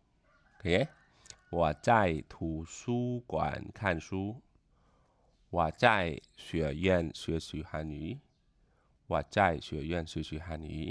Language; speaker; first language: Chinese; non-native, fluent; Khmer